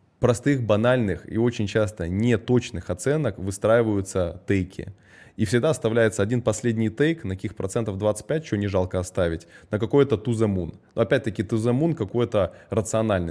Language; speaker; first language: Russian; early bilingual, heritage; Russian